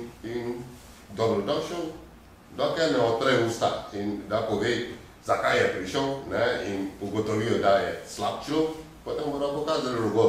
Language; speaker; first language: Slovenian; non-native, fluent; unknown